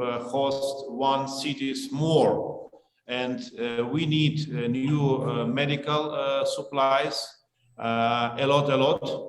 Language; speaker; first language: English; non-native, learner; Ukrainian